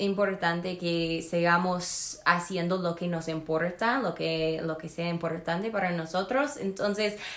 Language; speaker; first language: Spanish; non-native, fluent; English